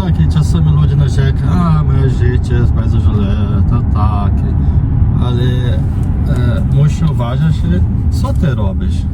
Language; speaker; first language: Polish; non-native, learner; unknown